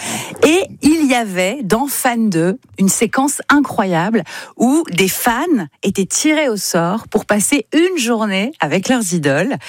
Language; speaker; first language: French; native; French